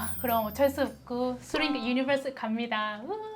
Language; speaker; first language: Korean; non-native, learner; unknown